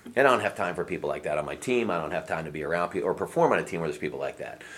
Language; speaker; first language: English; native; English